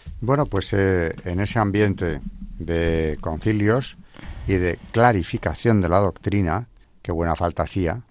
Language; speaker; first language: Spanish; native; Spanish